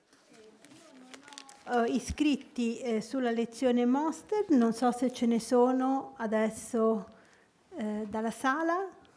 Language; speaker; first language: Italian; native; Italian